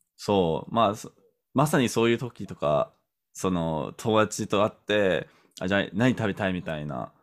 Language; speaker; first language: Japanese; non-native, fluent; English